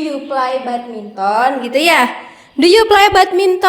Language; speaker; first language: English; non-native, learner; Indonesian